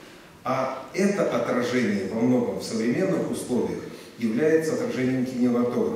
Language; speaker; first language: Russian; native; Russian